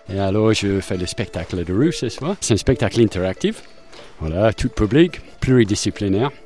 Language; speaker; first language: French; non-native, fluent; English